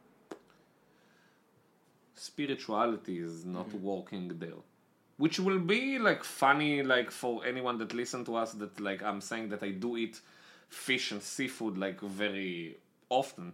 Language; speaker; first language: English; non-native, fluent; Hebrew